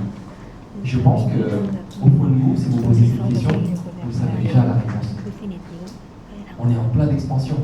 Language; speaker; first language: French; native; French